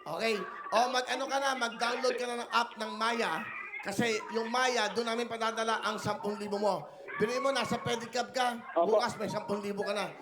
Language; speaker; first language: Filipino; native; Filipino